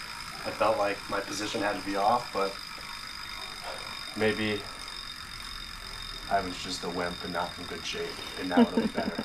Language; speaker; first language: English; native; English